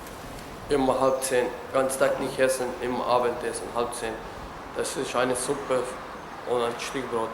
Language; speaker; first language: German; non-native, learner; Romany